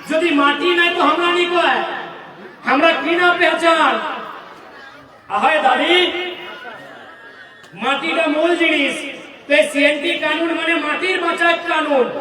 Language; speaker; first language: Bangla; non-native, local second language; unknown